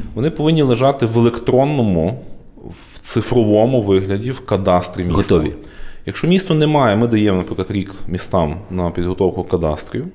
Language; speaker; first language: Ukrainian; native; Ukrainian